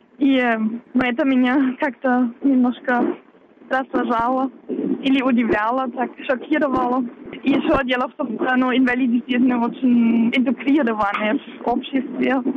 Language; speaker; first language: Russian; non-native, fluent; German